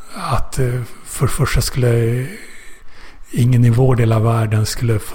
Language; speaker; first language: Swedish; native; Swedish